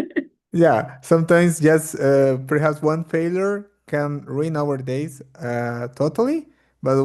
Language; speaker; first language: English; non-native, fluent; Spanish